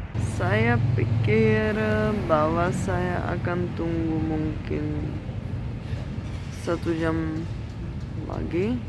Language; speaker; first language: Indonesian; non-native, fluent; Czech